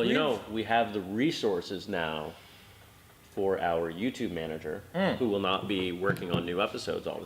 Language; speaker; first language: English; native; English